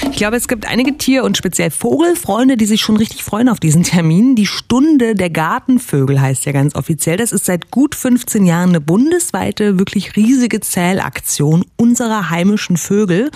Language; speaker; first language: German; native; German